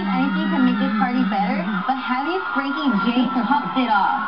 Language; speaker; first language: English; early bilingual, other home language; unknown